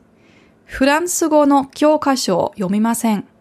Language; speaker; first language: Japanese; non-native, fluent; German